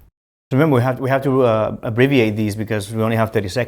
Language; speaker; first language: English; native; English